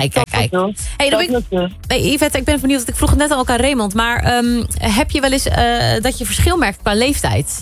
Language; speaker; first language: Dutch; native; Dutch